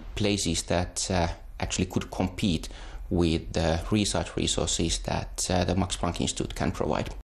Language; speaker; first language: English; non-native, fluent; Finnish